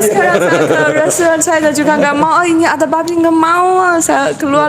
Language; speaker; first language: Indonesian; non-native, learner; Chinese